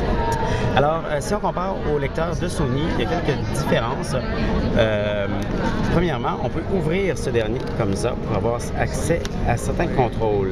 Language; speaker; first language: French; native; French